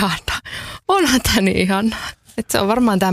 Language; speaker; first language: Finnish; native; Finnish